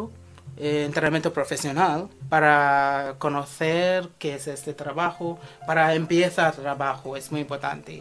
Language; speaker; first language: Spanish; non-native, fluent; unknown